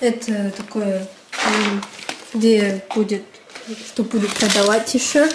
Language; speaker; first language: Russian; early bilingual, heritage; Russian